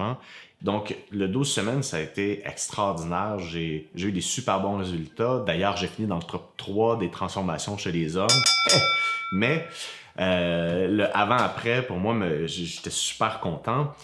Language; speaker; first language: French; native; French